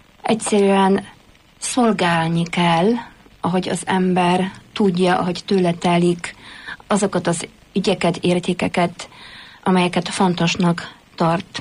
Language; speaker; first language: Hungarian; non-native, fluent; Polish